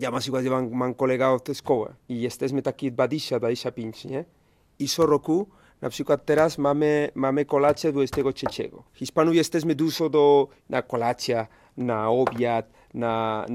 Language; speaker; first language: Polish; non-native, learner; Spanish